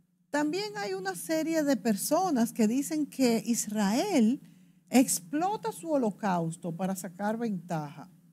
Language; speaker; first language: Spanish; native; Spanish